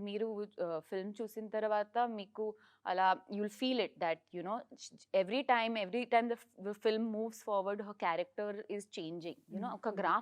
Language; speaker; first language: Telugu; early bilingual, heritage; Telugu